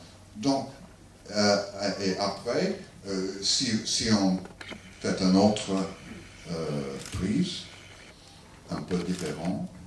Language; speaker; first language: French; non-native, learner; English